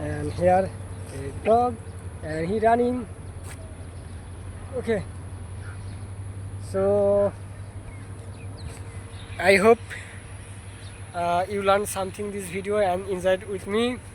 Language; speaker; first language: English; non-native, learner; Bangla